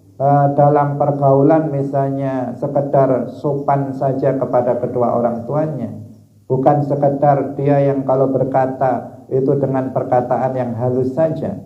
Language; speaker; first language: Indonesian; non-native, local second language; Javanese